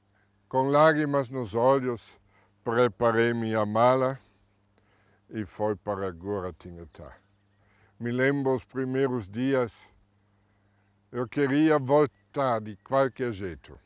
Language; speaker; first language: Portuguese; non-native, fluent; German